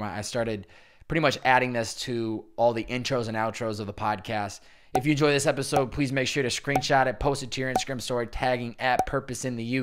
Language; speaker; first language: English; native; English